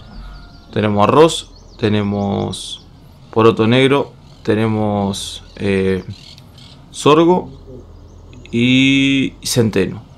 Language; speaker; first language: Spanish; native; Spanish